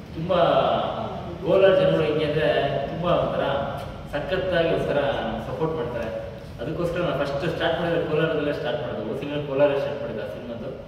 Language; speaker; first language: Kannada; native; Kannada